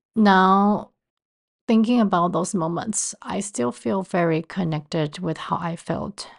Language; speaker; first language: English; non-native, fluent; Chinese